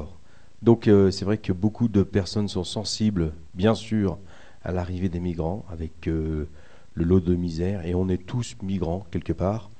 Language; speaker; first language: French; native; French